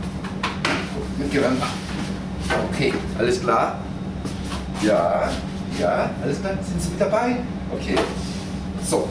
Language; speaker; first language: German; non-native, fluent; Italian